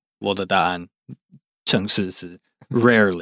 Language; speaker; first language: Chinese; non-native, fluent; English